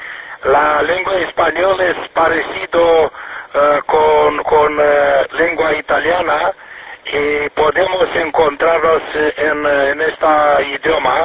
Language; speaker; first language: Spanish; non-native, learner; Romanian